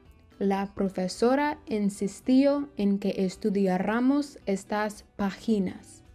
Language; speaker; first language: Spanish; non-native, learner; English